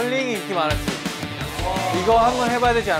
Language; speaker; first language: Korean; native; Korean